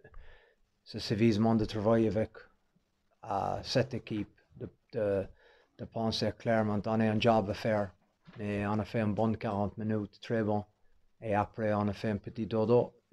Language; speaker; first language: French; non-native, fluent; English